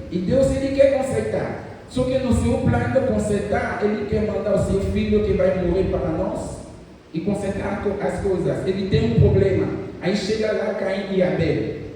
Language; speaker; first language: Portuguese; non-native, fluent; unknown